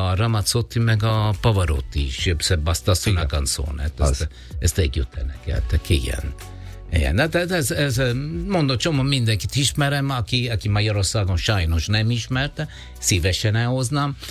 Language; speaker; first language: Hungarian; non-native, learner; Italian